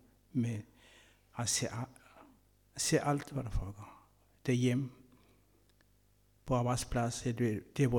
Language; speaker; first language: Danish; non-native, fluent; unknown